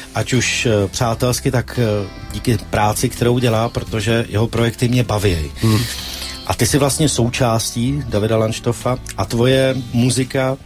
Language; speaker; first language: Czech; native; Czech